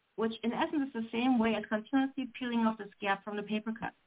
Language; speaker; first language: English; non-native, fluent; German